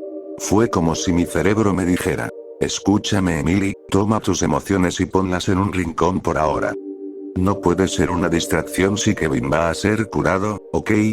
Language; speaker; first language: Spanish; native; Spanish